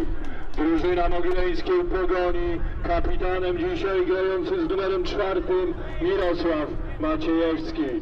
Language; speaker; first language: Polish; native; Polish